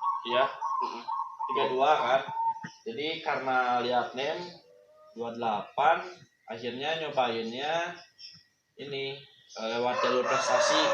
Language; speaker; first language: Indonesian; non-native, local second language; Sundanese